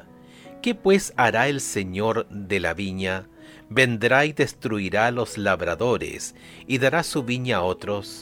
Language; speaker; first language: Spanish; native; Spanish